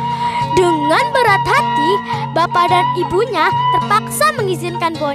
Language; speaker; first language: Indonesian; native; Indonesian